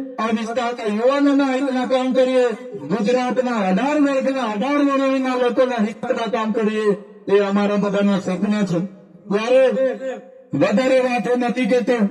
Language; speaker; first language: Gujarati; non-native, local second language; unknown